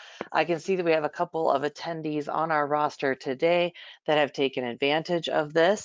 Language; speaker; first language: English; native; English